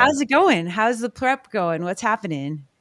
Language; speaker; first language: English; native; English